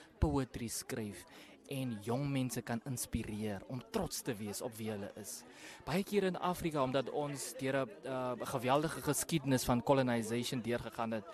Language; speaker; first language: Afrikaans; non-native, local second language; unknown